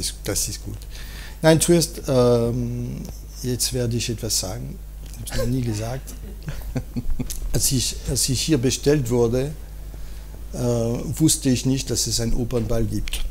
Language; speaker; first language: German; non-native, fluent; French